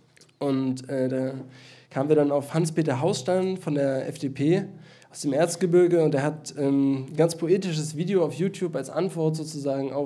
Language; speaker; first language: German; native; German